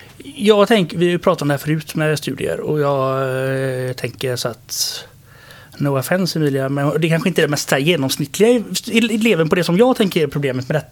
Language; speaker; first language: Swedish; native; Swedish